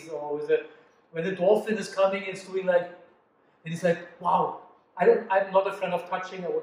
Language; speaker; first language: English; non-native, fluent; German